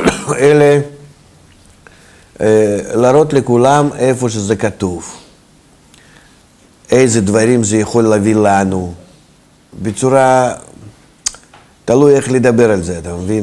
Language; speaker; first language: Hebrew; non-native, fluent; Russian